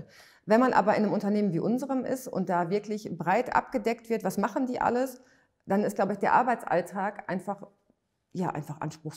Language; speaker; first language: German; native; German